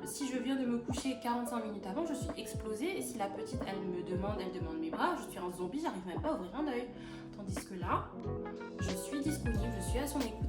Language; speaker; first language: French; native; French